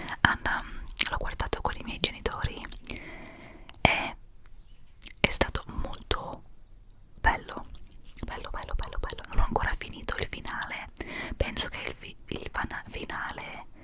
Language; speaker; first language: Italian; non-native, fluent; English